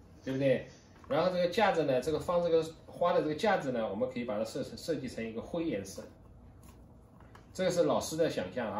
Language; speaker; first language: Chinese; native; Chinese